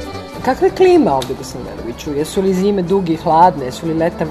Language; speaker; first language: Serbian; native; Serbian